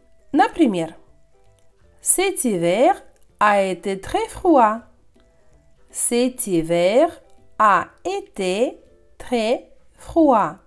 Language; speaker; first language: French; non-native, fluent; Russian